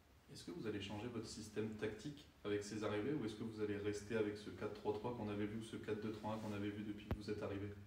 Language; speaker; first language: French; native; French